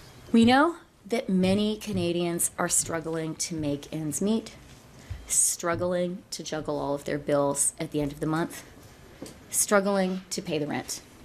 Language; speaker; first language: English; native; English